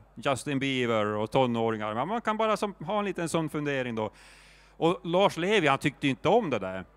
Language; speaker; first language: Swedish; native; Swedish